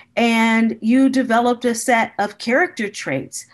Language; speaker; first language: English; native; English